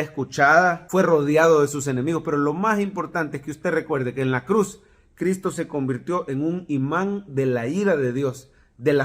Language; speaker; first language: Spanish; native; Spanish